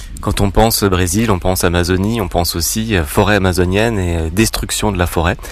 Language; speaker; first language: French; native; French